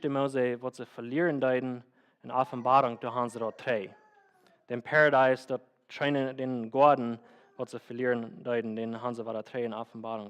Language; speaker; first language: German; non-native, learner; Plautdietsch